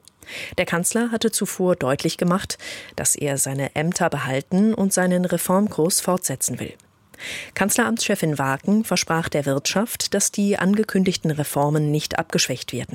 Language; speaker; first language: German; native; German